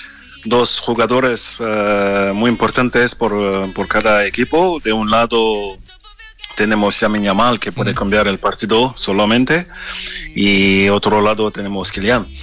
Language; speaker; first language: Spanish; non-native, fluent; French